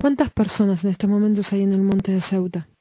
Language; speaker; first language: Spanish; native; Spanish